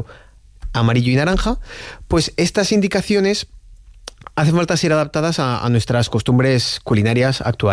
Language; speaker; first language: Spanish; native; Spanish